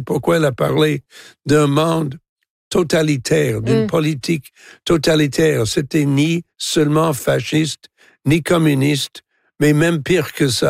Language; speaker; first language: French; non-native, local second language; English